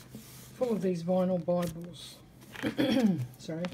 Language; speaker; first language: English; native; English